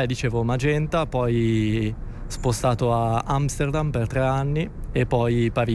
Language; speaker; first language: Italian; native; Italian